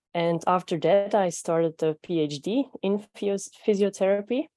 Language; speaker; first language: English; non-native, fluent; Dutch